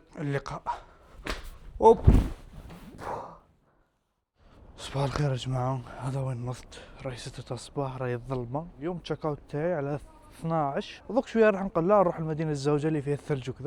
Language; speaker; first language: Arabic; native; Arabic